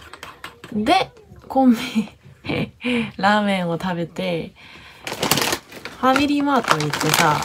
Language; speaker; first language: Japanese; non-native, learner; Korean